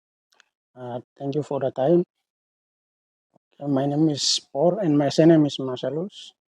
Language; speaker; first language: English; non-native, learner; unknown